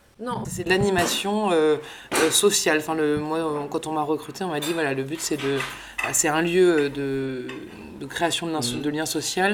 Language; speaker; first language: French; native; French